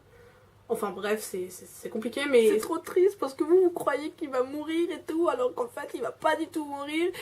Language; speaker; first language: French; native; French